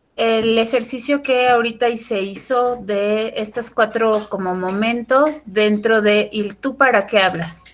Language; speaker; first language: Spanish; native; Spanish